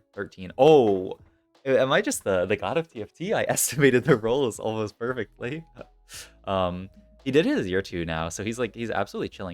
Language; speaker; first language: English; native; English